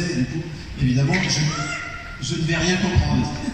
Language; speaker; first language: French; native; French